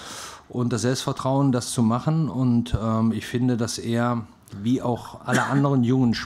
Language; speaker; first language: German; native; German